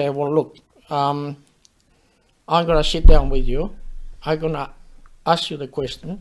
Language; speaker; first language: English; non-native, fluent; Spanish